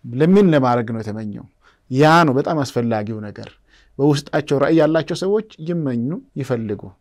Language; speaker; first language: Amharic; non-native, local second language; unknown